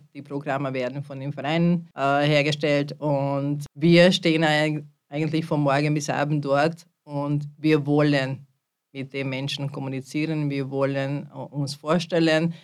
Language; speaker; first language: German; non-native, fluent; Hungarian